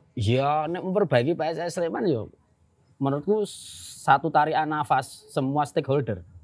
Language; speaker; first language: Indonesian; non-native, local second language; Javanese